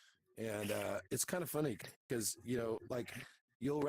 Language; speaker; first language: English; native; English